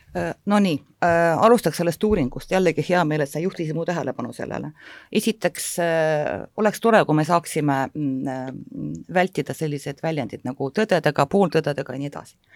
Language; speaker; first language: Estonian; non-native, local second language; Russian